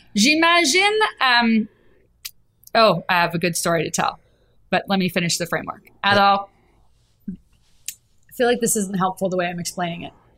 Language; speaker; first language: English; native; English